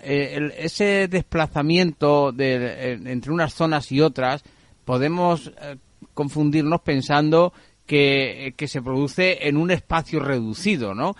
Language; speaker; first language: Spanish; native; Spanish